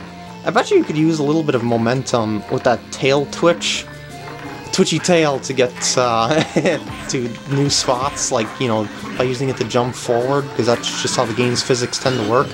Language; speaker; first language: English; native; English